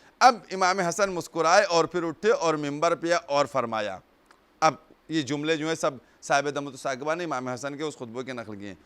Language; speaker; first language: Urdu; native; Urdu